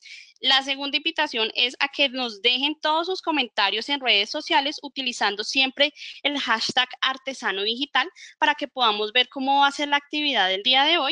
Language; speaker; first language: Spanish; native; Spanish